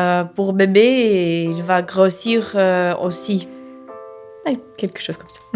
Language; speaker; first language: French; non-native, learner; Ukrainian